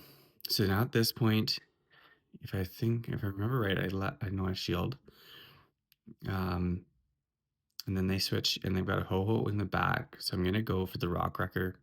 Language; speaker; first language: English; native; English